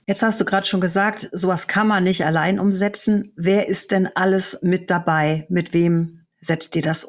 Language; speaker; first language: German; native; German